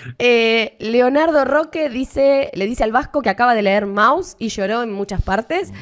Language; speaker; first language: Spanish; native; Spanish